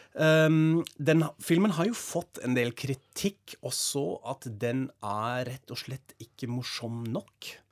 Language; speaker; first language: Norwegian; non-native, fluent; German